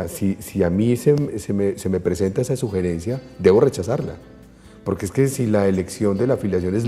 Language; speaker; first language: Spanish; native; Spanish